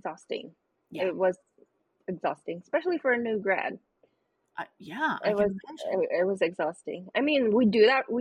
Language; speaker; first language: English; non-native, local second language; Filipino